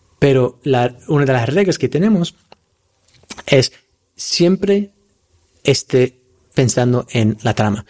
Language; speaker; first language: Spanish; non-native, fluent; English